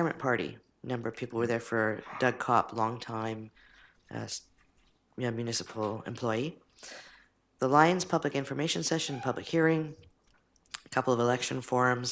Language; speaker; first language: English; native; English